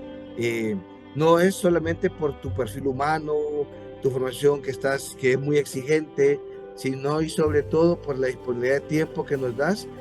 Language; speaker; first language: Spanish; native; Spanish